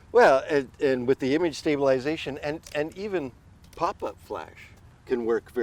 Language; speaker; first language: English; native; English